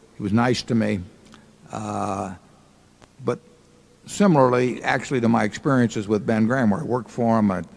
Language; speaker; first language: English; native; English